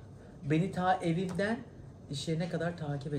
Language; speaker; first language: Turkish; native; Turkish